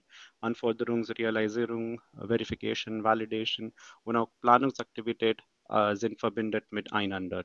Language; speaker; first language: German; non-native, fluent; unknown